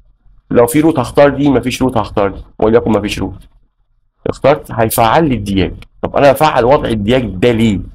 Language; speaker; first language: Arabic; native; Arabic